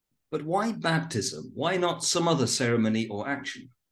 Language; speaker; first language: English; native; English